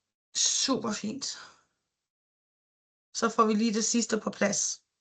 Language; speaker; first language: Danish; native; Danish